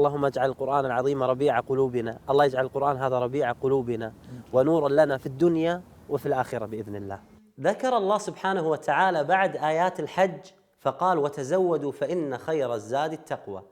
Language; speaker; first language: Arabic; native; Arabic